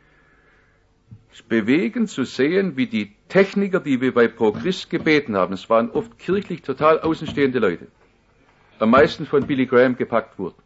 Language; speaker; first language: German; native; German